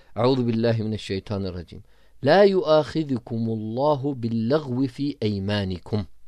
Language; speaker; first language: Turkish; non-native, fluent; Arabic